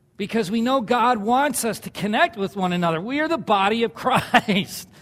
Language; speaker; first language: English; native; English